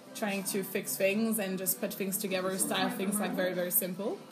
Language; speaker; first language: English; non-native, fluent; French